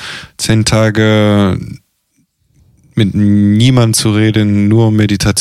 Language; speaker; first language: German; non-native, fluent; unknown